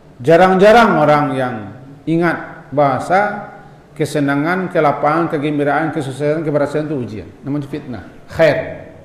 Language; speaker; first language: Malay; non-native, local second language; Minangkabau